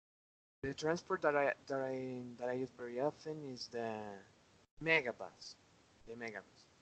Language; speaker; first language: English; non-native, learner; Spanish